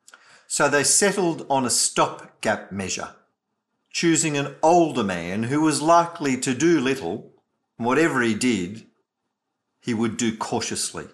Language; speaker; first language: English; native; English